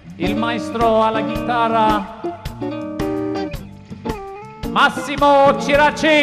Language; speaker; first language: Italian; non-native, learner; English